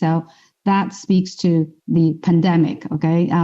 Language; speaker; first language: English; non-native, fluent; Chinese